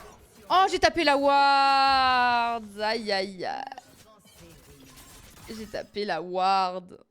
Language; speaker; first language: French; native; French